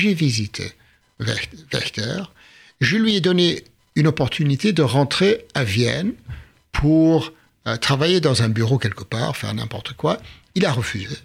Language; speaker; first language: French; non-native, fluent; English